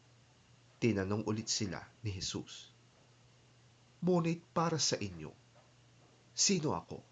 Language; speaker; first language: Filipino; native; Filipino